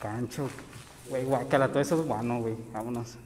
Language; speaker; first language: Spanish; native; Spanish